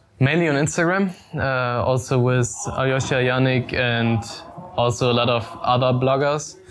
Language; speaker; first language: English; non-native, fluent; German